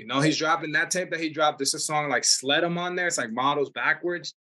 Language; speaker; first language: English; early bilingual, other home language; Spanish